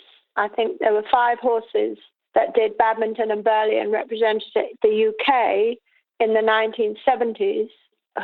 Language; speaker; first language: English; native; English